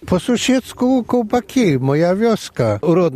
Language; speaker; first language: Polish; non-native, local second language; Belarusian